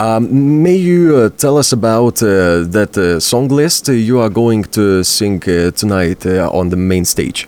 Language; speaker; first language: English; non-native, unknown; Lithuanian